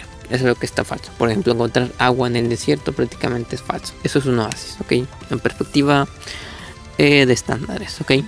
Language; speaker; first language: Spanish; native; Spanish